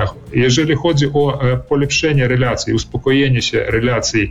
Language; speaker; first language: Polish; early bilingual, heritage; Polish